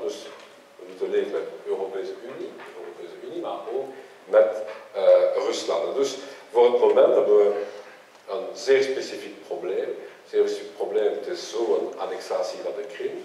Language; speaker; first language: Dutch; non-native, local second language; French